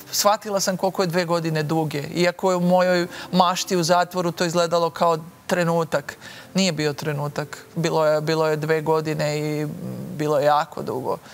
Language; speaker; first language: Serbian; native; Serbian